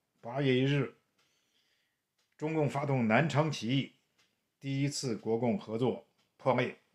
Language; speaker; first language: Chinese; native; Chinese